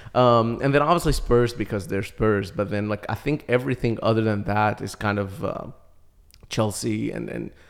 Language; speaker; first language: English; early bilingual, other home language; Arabic